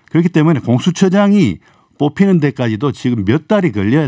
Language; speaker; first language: Korean; native; Korean